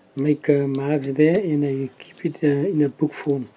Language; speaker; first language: English; non-native, local second language; Afrikaans